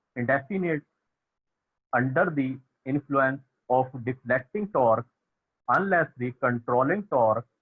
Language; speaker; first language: English; non-native, local second language; Punjabi